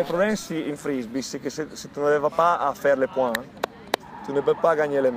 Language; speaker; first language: French; non-native, learner; Italian